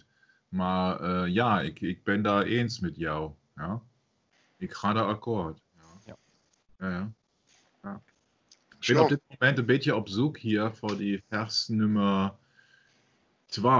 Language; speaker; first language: Dutch; non-native, fluent; German